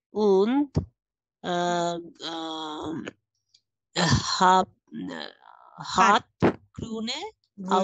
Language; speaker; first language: German; non-native, learner; Bangla